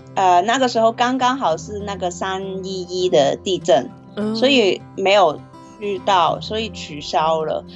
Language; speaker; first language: Chinese; non-native, fluent; Cantonese